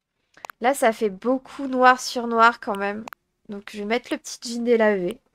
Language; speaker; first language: French; native; French